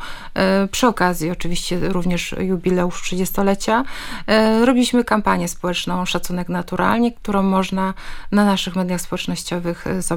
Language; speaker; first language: Polish; native; Polish